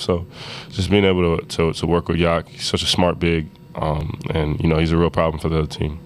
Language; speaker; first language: English; native; English